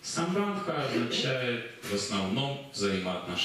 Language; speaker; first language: Russian; native; Russian